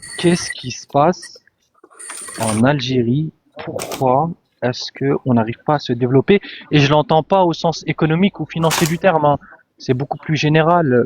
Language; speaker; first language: French; early bilingual, other home language; Arabic